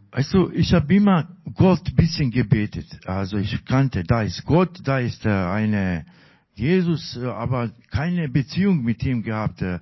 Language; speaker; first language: German; non-native, learner; Croatian